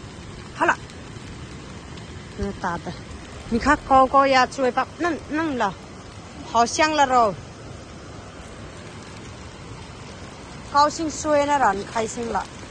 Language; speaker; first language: Chinese; non-native, learner; Nepali